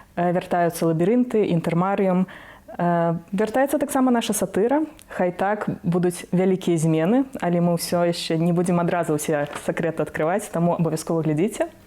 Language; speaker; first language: Belarusian; non-native, local second language; Russian